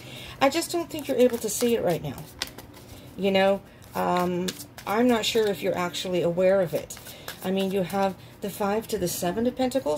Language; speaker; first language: English; native; English